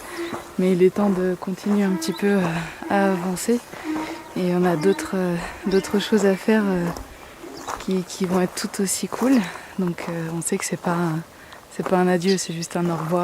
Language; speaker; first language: French; native; French